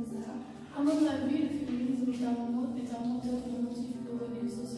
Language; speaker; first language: French; non-native, learner; Arabic